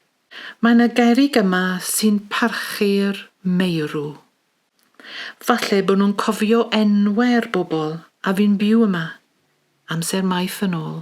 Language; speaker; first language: Welsh; native; Welsh